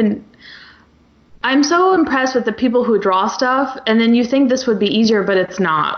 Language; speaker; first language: English; native; English